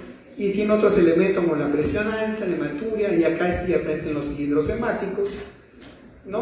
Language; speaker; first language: Spanish; native; Spanish